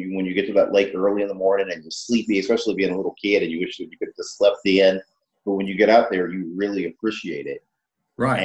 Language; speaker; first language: English; native; English